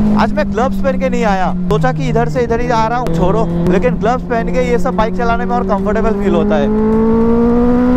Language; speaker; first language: Hindi; non-native, local second language; Assamese